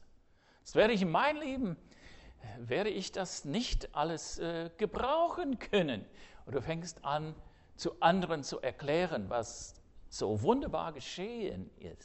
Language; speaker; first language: German; non-native, fluent; English